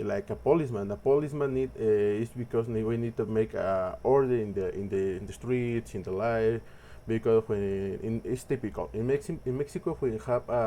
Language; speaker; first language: English; non-native, learner; Spanish